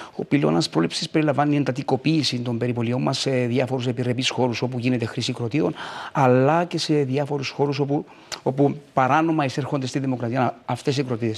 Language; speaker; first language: Greek; native; Greek